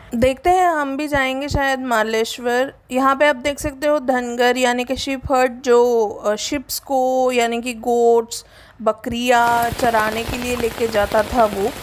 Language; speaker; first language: Hindi; non-native, local second language; Marathi